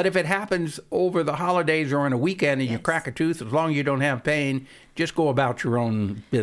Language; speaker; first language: English; native; English